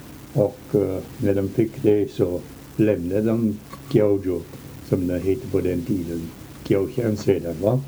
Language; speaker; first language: Swedish; early bilingual, heritage; Swedish